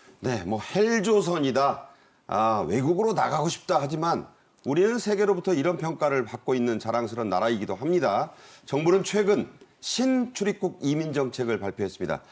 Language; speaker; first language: Korean; native; Korean